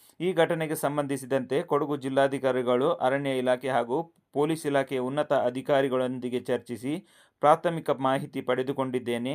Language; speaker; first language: Kannada; non-native, local second language; Kodava